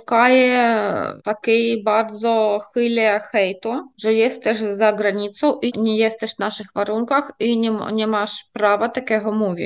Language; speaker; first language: Polish; non-native, fluent; Ukrainian